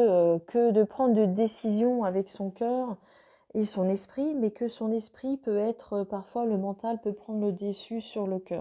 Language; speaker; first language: French; native; French